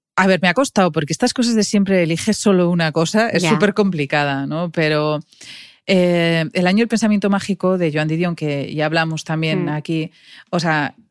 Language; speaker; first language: Spanish; native; Spanish